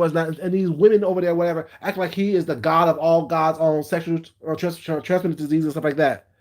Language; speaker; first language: English; native; English